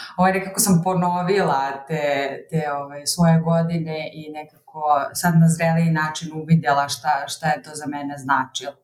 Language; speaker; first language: Serbian; native; Serbian